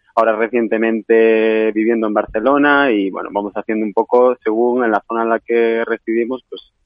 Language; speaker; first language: Spanish; native; Spanish